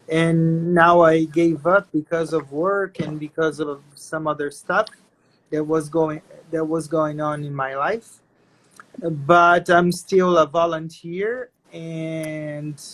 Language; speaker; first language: English; non-native, fluent; Portuguese